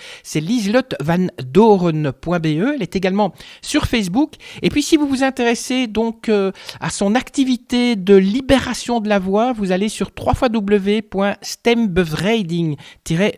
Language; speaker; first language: French; native; French